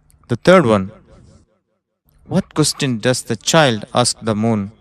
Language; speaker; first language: English; non-native, local second language; Tamil